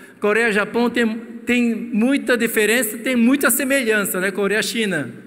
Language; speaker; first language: Portuguese; non-native, fluent; Korean